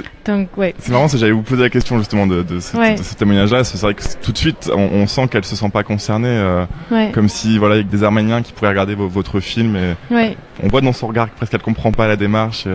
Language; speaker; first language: French; native; French